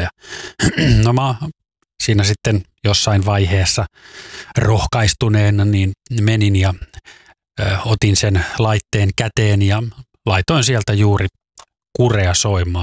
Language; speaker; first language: Finnish; native; Finnish